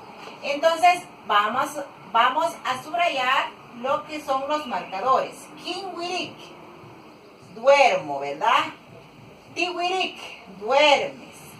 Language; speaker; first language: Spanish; non-native, local second language; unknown